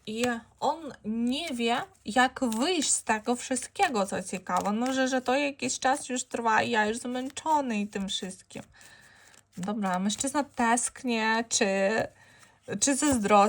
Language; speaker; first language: Polish; non-native, fluent; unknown